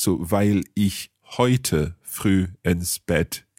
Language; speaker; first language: German; non-native, learner; English